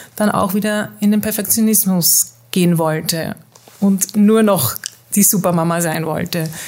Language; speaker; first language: German; early bilingual, heritage; Dutch